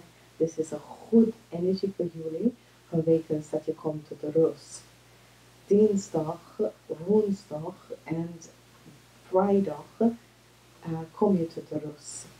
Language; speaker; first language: Dutch; non-native, fluent; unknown